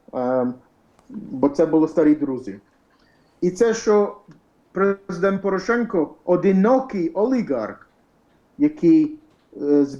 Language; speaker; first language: Ukrainian; early bilingual, heritage; English